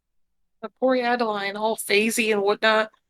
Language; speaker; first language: English; native; English